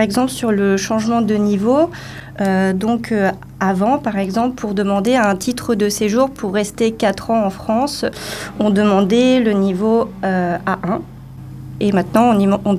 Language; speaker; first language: French; native; French